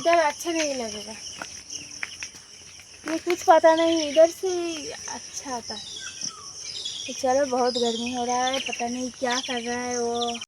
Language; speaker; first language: Hindi; non-native, local second language; Bangla